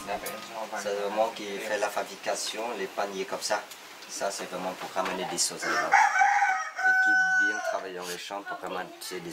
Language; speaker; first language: French; non-native, learner; Vietnamese